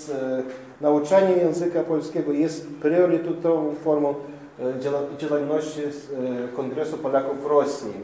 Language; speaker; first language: Polish; non-native, fluent; Russian